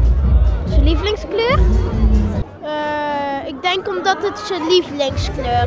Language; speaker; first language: Dutch; native; Dutch